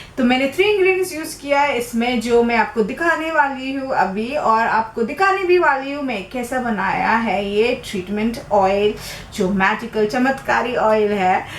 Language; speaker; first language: Hindi; non-native, local second language; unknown